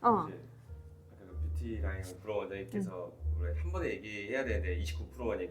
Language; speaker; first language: Korean; native; Korean